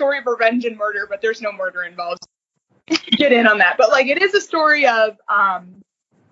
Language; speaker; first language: English; native; English